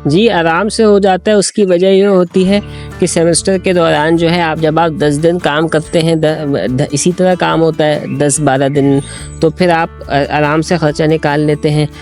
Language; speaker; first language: Urdu; native; Urdu